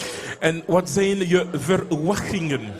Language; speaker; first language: Dutch; non-native, learner; French